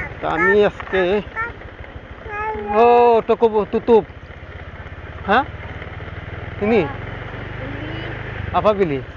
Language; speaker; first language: Indonesian; non-native, learner; Bangla